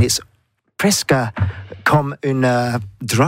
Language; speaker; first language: French; non-native, learner; English